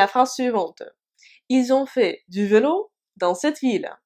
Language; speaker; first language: French; non-native, fluent; Russian